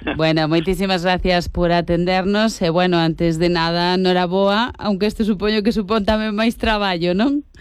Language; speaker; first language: Galician; native; Galician